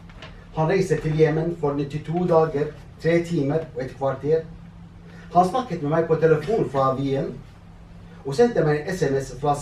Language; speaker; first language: Norwegian; non-native, fluent; Arabic